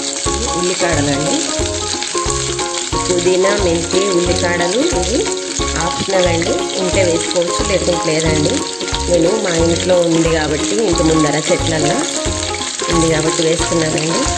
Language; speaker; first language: Telugu; native; Telugu